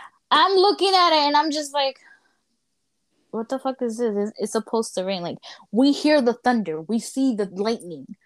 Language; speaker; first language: English; early bilingual, other home language; Spanish